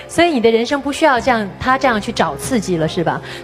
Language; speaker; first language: Chinese; native; Chinese